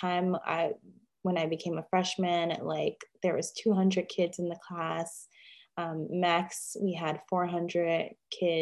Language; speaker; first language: English; native; English